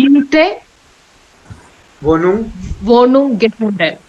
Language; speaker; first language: German; non-native, learner; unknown